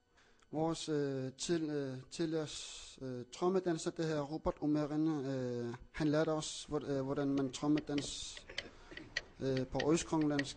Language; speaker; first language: Danish; non-native, local second language; Kalaallisut